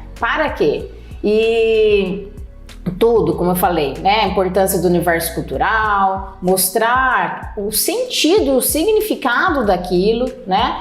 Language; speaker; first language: Portuguese; native; Portuguese